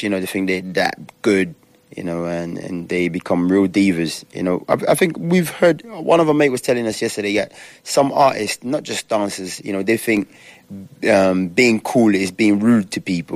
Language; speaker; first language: English; native; English